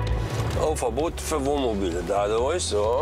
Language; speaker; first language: German; native; German